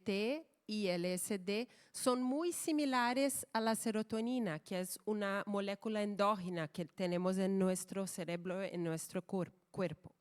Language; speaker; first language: Spanish; non-native, fluent; Portuguese